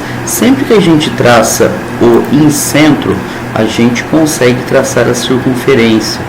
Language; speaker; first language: Portuguese; native; Portuguese